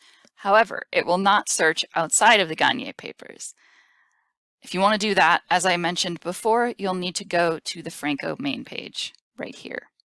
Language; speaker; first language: English; native; English